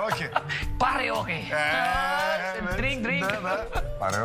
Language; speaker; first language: English; non-native, local second language; Filipino